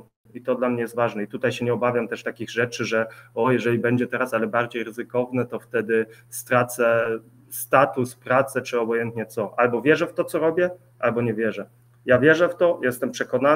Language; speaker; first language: Polish; early bilingual, heritage; Polish